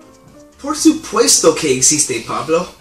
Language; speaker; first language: Spanish; non-native, learner; English